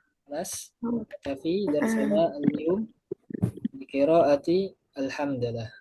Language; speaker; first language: Arabic; non-native, fluent; Indonesian